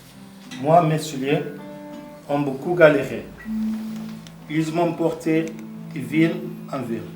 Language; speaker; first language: French; non-native, learner; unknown